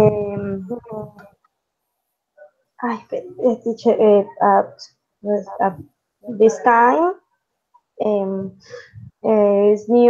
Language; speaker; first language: English; non-native, learner; Spanish